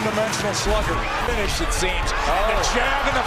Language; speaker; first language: English; native; English